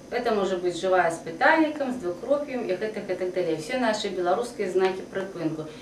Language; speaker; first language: Belarusian; non-native, local second language; Russian